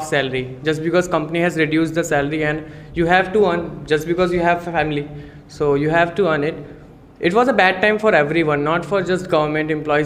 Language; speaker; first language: English; non-native, local second language; Hindi